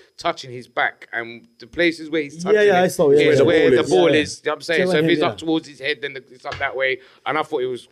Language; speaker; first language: English; native; English